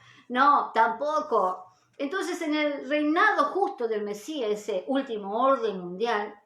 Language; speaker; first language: Spanish; native; Spanish